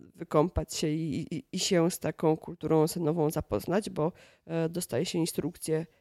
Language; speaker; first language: Polish; native; Polish